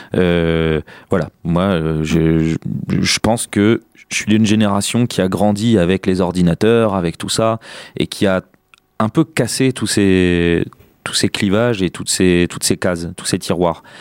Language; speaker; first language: French; native; French